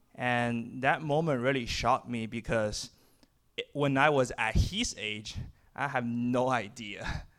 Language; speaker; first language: English; non-native, fluent; Chinese